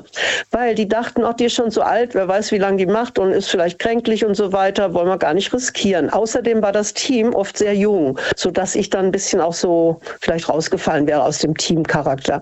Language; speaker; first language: German; native; German